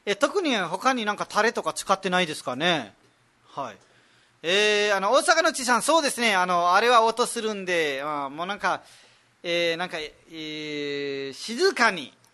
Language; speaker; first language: Japanese; non-native, fluent; Nepali